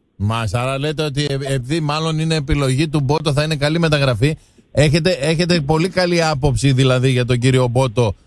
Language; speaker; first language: Greek; native; Greek